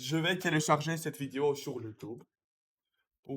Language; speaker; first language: French; non-native, learner; Russian